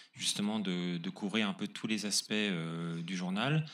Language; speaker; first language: French; native; French